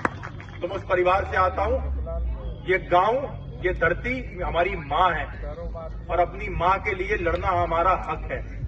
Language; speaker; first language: Hindi; native; Hindi